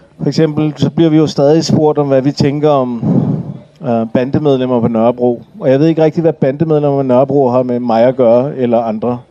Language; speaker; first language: Danish; early bilingual, other home language; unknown